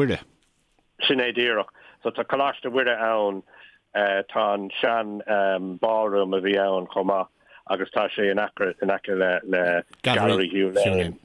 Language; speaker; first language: Irish; non-native, local second language; English